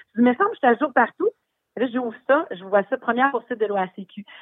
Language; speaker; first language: French; native; French